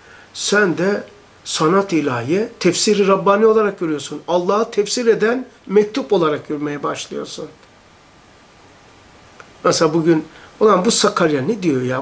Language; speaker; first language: Turkish; native; Turkish